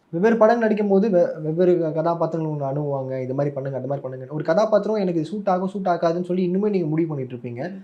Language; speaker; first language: Tamil; native; Tamil